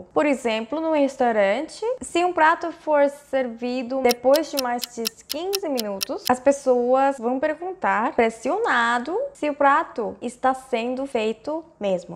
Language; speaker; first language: Portuguese; non-native, fluent; Korean